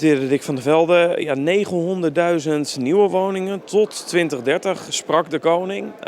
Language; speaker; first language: Dutch; native; Dutch